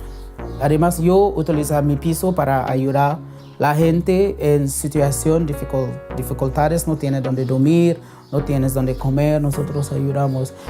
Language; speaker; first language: Spanish; non-native, local second language; English